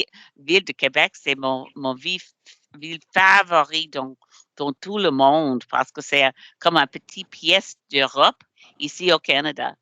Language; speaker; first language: French; non-native, learner; English